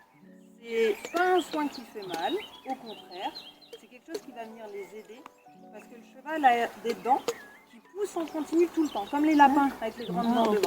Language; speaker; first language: French; native; French